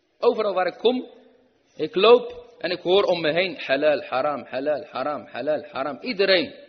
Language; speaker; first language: Dutch; early bilingual, other home language; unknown